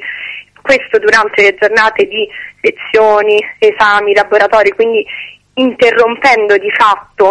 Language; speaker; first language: Italian; native; Italian